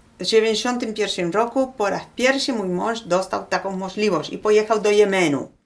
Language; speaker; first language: Polish; non-native, fluent; Spanish